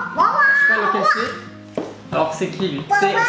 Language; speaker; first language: French; native; French